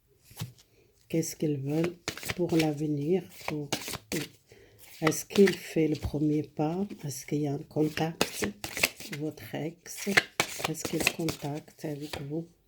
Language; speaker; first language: French; non-native, learner; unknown